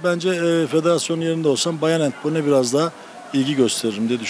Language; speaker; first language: Turkish; native; Turkish